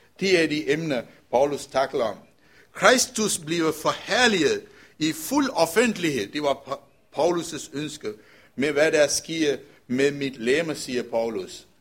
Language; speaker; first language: Danish; non-native, fluent; Tamil